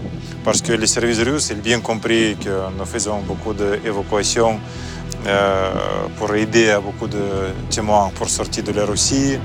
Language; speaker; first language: French; non-native, learner; Russian